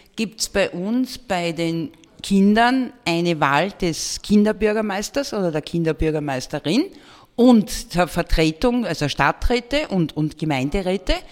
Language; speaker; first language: German; native; German